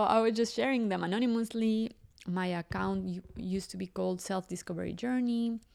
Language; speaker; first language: English; non-native, fluent; Spanish